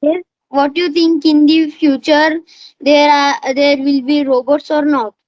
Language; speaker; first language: English; non-native, learner; Marathi